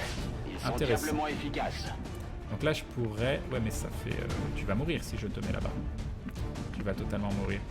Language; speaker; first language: French; native; French